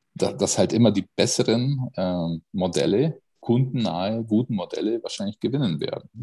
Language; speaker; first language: German; non-native, fluent; Hungarian